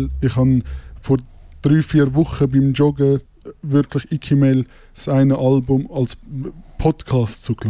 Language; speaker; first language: German; native; German